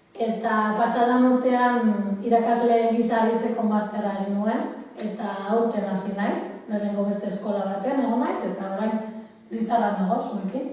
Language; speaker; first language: Basque; non-native, local second language; Spanish